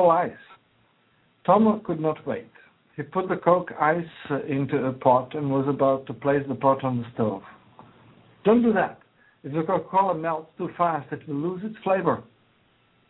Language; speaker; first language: English; non-native, fluent; Croatian